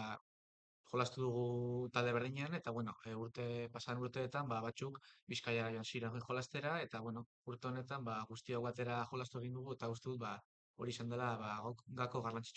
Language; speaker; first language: Basque; non-native, local second language; Spanish